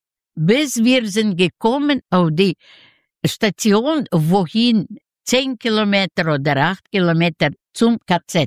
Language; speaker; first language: German; non-native, learner; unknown